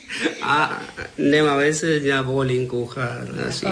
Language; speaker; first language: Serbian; non-native, learner; Spanish